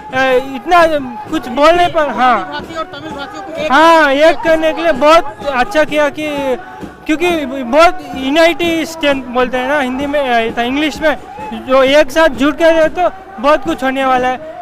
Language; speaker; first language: Hindi; non-native, local second language; Tamil